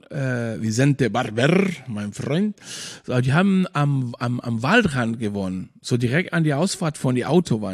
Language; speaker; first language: German; non-native, fluent; Spanish